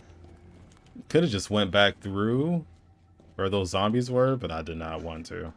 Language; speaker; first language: English; native; English